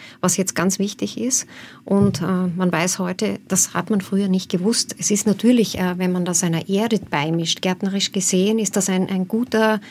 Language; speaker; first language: German; native; German